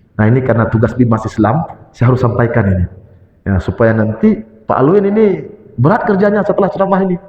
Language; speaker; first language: Malay; non-native, local second language; Achinese